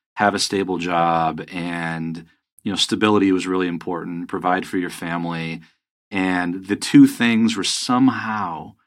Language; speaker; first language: English; native; English